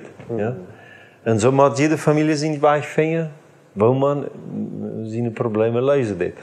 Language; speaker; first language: German; non-native, learner; Plautdietsch